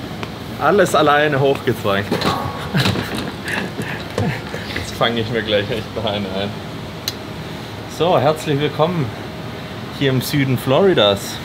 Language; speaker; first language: German; native; German